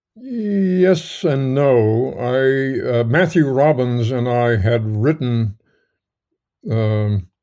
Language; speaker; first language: English; native; English